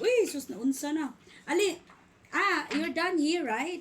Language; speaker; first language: English; non-native, local second language; Filipino